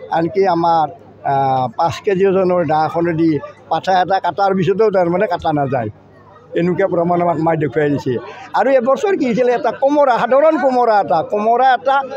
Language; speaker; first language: Assamese; native; Assamese